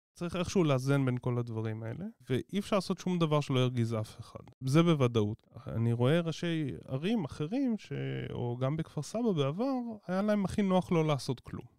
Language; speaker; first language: Hebrew; native; Hebrew